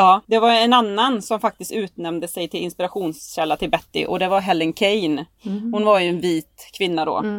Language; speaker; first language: Swedish; native; Swedish